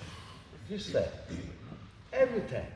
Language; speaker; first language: English; non-native, learner; Japanese